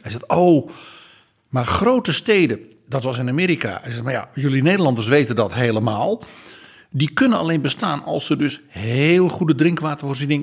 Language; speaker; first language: Dutch; native; Dutch